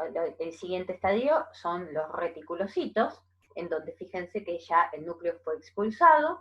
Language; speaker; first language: Spanish; native; Spanish